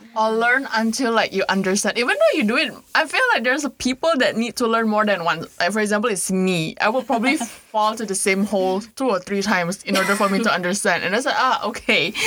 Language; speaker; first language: English; non-native, fluent; Indonesian